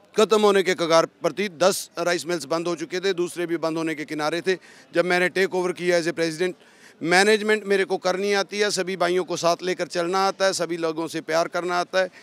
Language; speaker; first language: Hindi; non-native, local second language; Punjabi